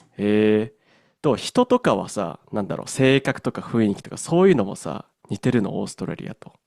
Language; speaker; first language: Japanese; native; Japanese